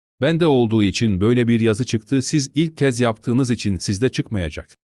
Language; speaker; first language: Turkish; native; Turkish